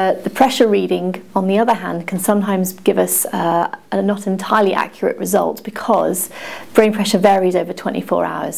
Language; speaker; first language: English; native; English